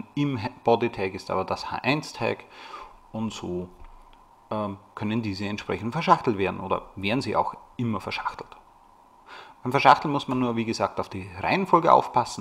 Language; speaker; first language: German; native; German